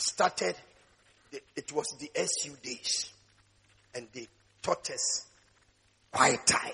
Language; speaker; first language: English; non-native, local second language; Akan